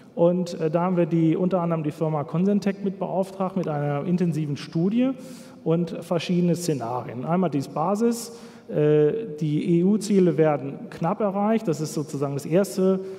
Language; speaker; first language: German; native; German